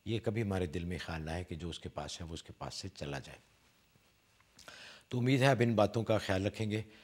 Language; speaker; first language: Urdu; native; Urdu